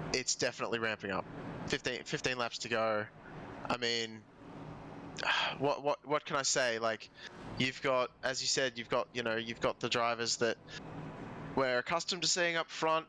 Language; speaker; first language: English; native; English